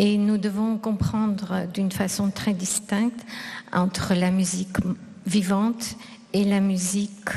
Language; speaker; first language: French; non-native, fluent; Russian